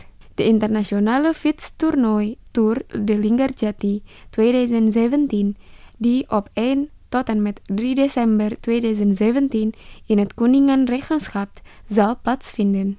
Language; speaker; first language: Dutch; non-native, fluent; Indonesian